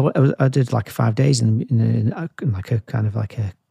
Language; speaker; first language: English; native; English